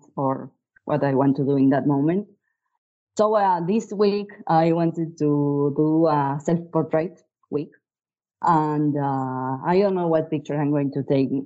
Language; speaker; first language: English; non-native, fluent; Spanish